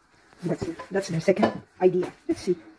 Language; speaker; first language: English; non-native, local second language; Filipino